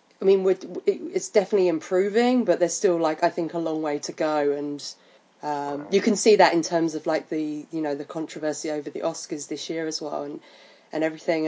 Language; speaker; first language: English; native; English